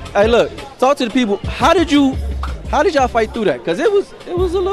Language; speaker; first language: English; native; English